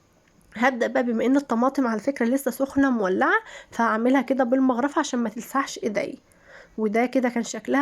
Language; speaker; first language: Arabic; native; Arabic